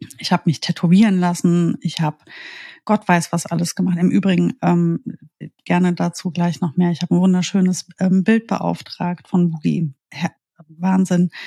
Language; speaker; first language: German; native; German